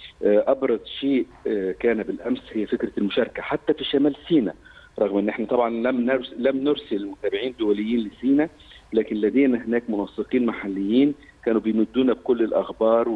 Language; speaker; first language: Arabic; native; Arabic